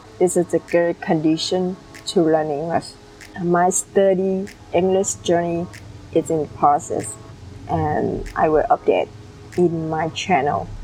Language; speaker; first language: English; non-native, learner; Vietnamese